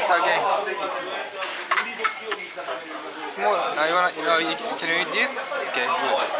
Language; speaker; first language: English; non-native, learner; Japanese